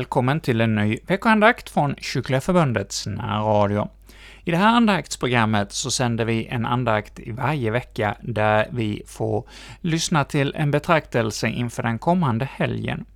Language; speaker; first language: Swedish; native; Swedish